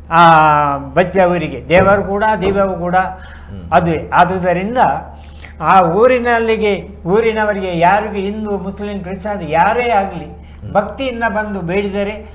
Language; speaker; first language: Kannada; non-native, local second language; Tulu